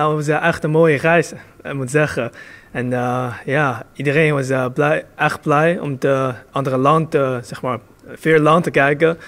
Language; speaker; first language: Dutch; early bilingual, other home language; Chinese